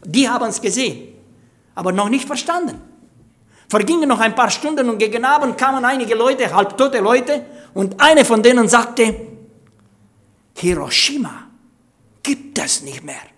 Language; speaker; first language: German; non-native, fluent; Romanian